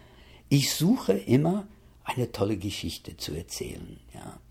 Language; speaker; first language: German; non-native, fluent; English